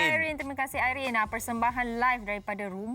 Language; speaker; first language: Malay; non-native, local second language; Chinese